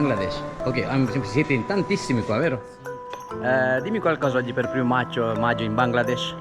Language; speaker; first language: Italian; non-native, learner; Sinhala